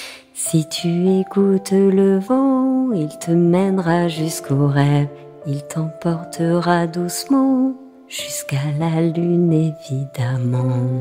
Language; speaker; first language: French; native; French